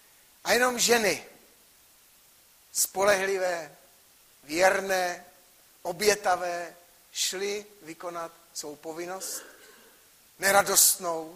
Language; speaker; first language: Czech; native; Czech